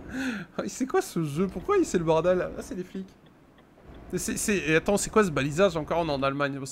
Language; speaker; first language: French; native; French